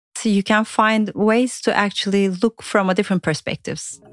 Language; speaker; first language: English; non-native, fluent; Turkish